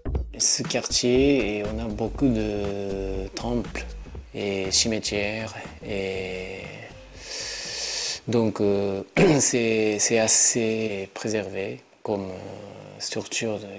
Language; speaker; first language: French; non-native, learner; Japanese